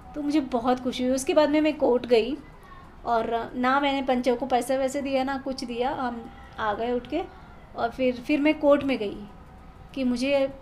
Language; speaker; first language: Hindi; native; Hindi